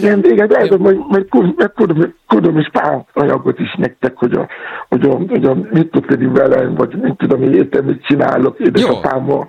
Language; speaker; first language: Hungarian; non-native, learner; Yoruba